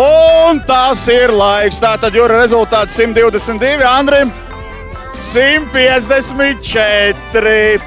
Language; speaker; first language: Latvian; native; Latvian